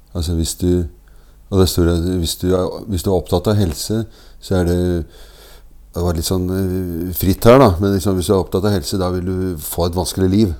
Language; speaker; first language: Norwegian; native; Norwegian